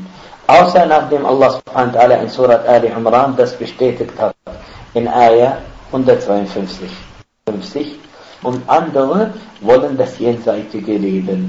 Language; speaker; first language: German; non-native, fluent; Arabic